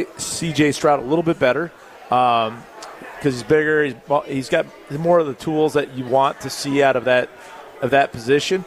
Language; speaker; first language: English; native; English